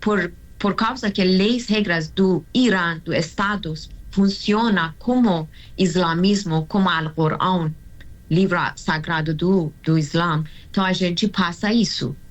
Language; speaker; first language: Portuguese; non-native, learner; Persian